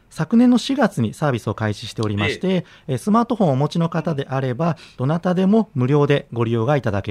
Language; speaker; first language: Japanese; native; Japanese